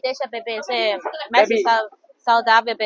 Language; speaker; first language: Portuguese; non-native, fluent; Chinese